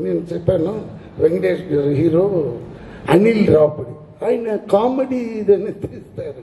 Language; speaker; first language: Telugu; non-native, learner; Tamil